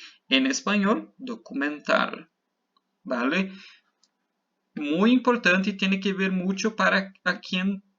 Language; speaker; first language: Spanish; non-native, fluent; Portuguese